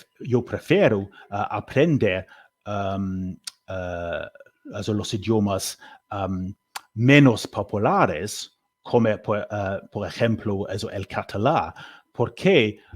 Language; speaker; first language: Spanish; non-native, learner; English